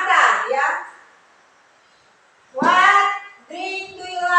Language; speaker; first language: English; non-native, learner; Indonesian